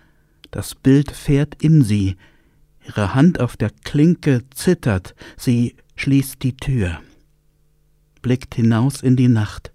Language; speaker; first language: German; native; German